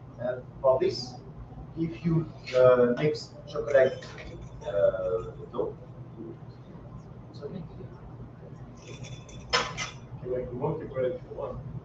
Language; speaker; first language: English; non-native, learner; French